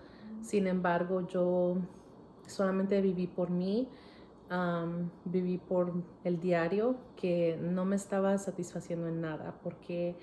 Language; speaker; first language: Spanish; early bilingual, heritage; Spanish